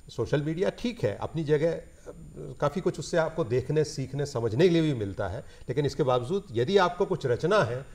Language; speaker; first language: Hindi; native; Hindi